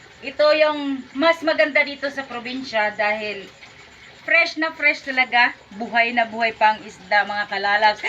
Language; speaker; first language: Filipino; non-native, local second language; Cebuano